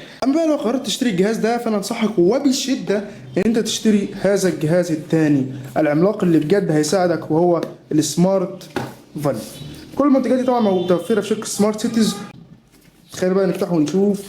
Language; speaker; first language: Arabic; native; Arabic